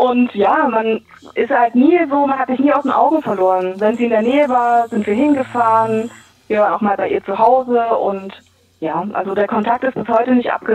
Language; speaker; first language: German; native; German